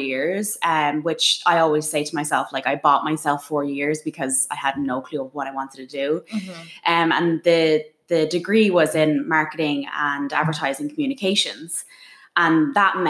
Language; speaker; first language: English; native; English